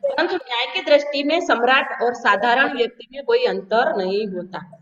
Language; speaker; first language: Hindi; non-native, local second language; Gujarati